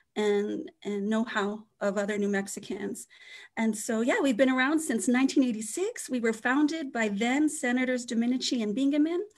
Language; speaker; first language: English; native; English